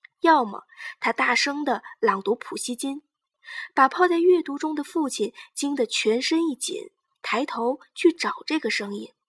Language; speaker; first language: Chinese; native; Chinese